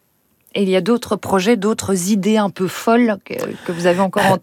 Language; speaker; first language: French; native; French